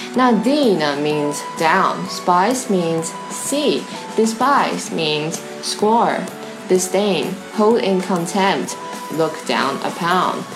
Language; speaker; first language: English; non-native, fluent; Chinese